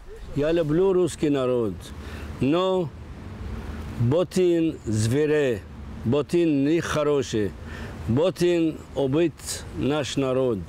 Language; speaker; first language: Russian; non-native, fluent; Arabic